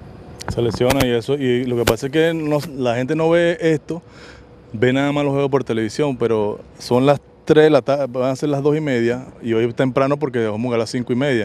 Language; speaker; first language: Spanish; native; Spanish